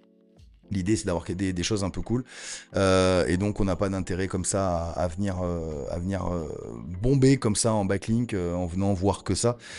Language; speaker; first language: French; native; French